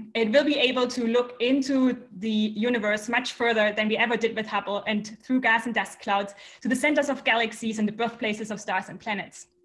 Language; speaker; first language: English; non-native, fluent; German